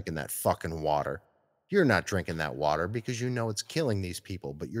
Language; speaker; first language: English; native; English